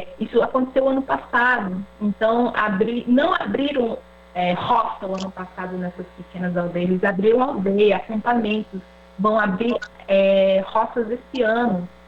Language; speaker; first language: Portuguese; non-native, local second language; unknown